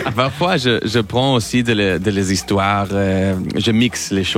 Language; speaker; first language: French; non-native, learner; Spanish